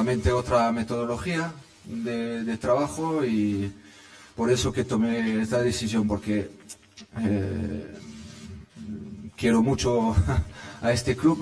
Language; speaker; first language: Spanish; non-native, fluent; French